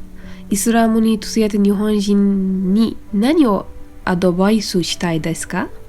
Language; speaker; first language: Japanese; non-native, fluent; Turkish